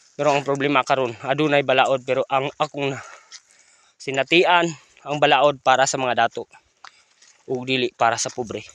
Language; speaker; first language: Cebuano; non-native, local second language; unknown